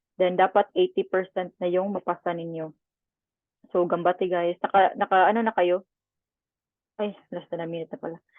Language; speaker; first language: Filipino; non-native, local second language; Cebuano